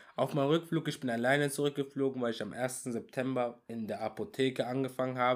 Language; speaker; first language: German; early bilingual, other home language; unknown